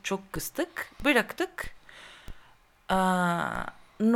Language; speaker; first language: Turkish; non-native, learner; Greek